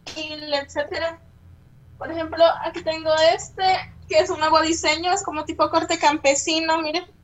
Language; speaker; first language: Spanish; native; Spanish